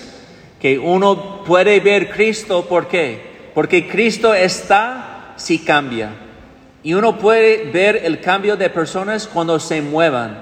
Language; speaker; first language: Spanish; non-native, fluent; English